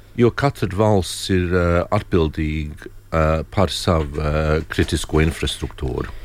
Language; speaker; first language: Latvian; native; Latvian